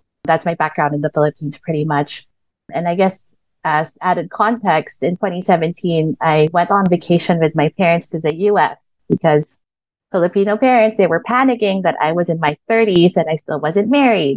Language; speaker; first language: English; non-native, local second language; Filipino